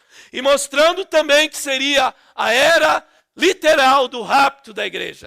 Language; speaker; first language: Portuguese; native; Portuguese